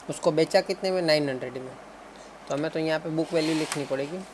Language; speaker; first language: Hindi; non-native, local second language; Gujarati